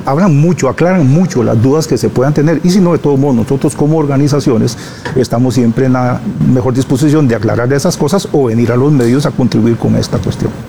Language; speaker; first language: Spanish; native; Spanish